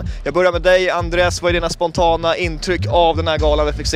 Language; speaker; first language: Swedish; native; Swedish